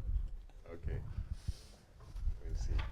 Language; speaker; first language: English; non-native, learner; Wolof